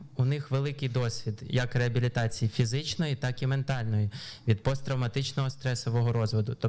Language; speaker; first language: Ukrainian; native; Ukrainian